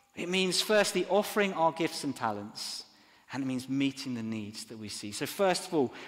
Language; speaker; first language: English; native; English